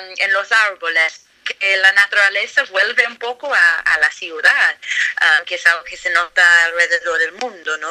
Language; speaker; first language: Spanish; non-native, fluent; English